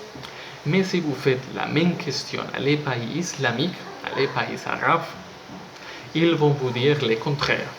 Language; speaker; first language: French; non-native, learner; Spanish